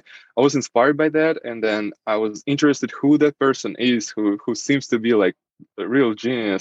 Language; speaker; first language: English; non-native, fluent; Russian